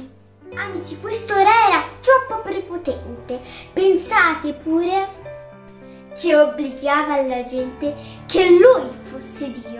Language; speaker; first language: Italian; early bilingual, other home language; Arabic